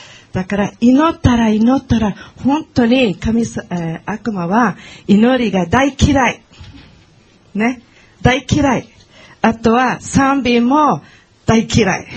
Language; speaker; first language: Japanese; non-native, learner; Portuguese